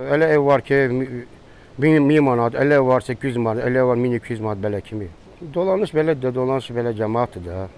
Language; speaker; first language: Azerbaijani; non-native, local second language; Lezghian